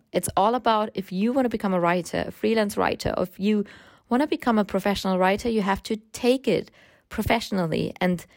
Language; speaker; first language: English; non-native, fluent; German